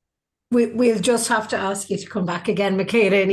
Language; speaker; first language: English; native; English